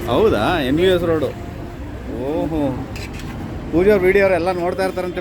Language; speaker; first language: Kannada; native; Kannada